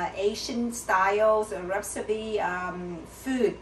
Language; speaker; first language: English; non-native, learner; Vietnamese